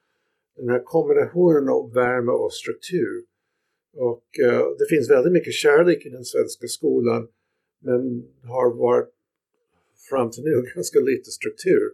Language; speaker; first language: Swedish; non-native, fluent; English